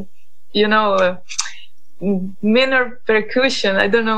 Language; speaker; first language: English; non-native, learner; Spanish